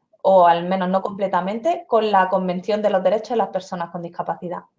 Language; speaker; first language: Spanish; native; Spanish